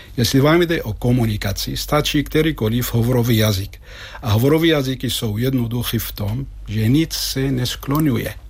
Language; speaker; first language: Czech; non-native, fluent; Arabic